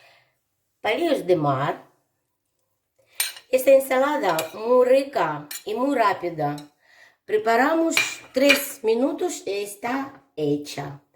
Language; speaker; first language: Spanish; non-native, learner; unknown